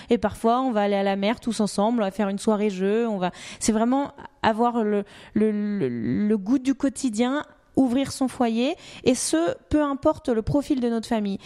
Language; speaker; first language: French; native; French